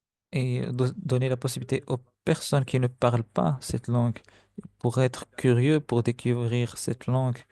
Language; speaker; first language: French; non-native, fluent; Spanish